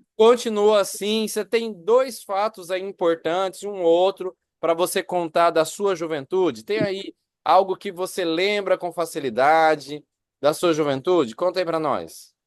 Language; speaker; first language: Portuguese; native; Portuguese